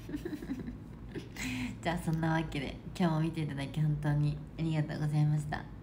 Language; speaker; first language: Japanese; native; Japanese